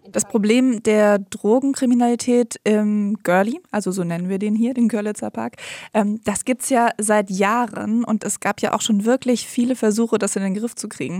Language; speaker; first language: German; native; German